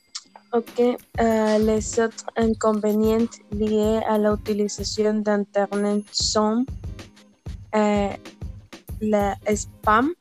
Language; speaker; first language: French; non-native, learner; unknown